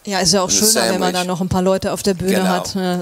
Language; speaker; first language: German; native; German